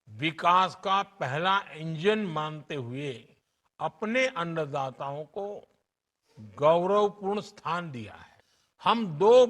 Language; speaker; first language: Hindi; non-native, local second language; Gujarati